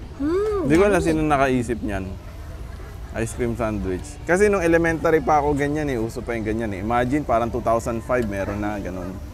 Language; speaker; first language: Filipino; native; Filipino